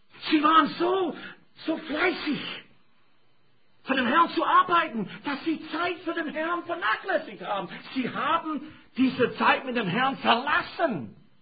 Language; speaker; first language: German; non-native, fluent; English